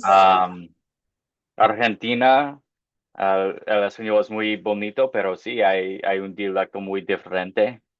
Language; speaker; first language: Spanish; non-native, fluent; English